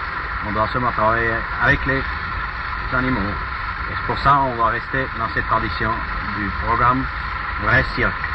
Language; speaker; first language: French; non-native, fluent; German